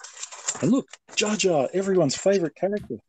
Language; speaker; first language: English; native; English